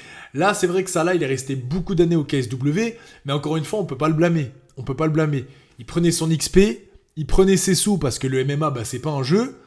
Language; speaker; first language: French; native; French